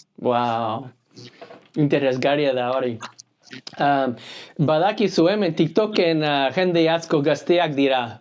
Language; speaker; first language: Basque; non-native, learner; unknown